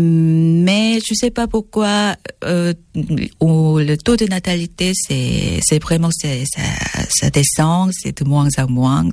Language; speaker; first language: French; non-native, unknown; Korean